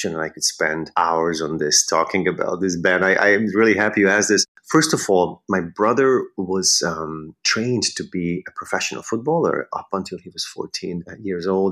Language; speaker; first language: English; non-native, fluent; Hungarian